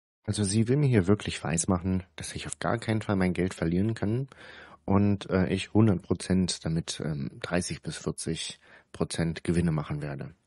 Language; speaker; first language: German; native; German